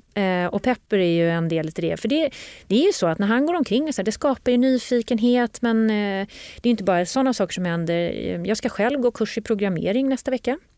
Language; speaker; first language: Swedish; native; Swedish